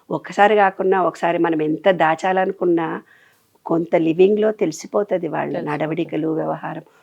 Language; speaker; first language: Telugu; native; Telugu